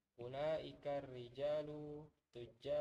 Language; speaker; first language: Indonesian; native; Indonesian